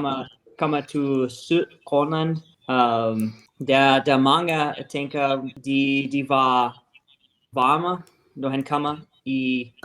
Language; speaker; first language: Danish; non-native, learner; English